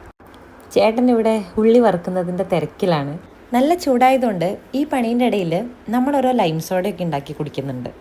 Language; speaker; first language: Malayalam; native; Malayalam